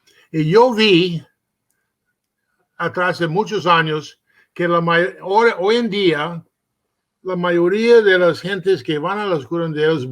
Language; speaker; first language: Spanish; early bilingual, heritage; Spanish